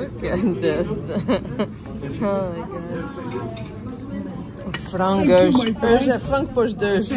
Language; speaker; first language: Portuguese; early bilingual, heritage; Portuguese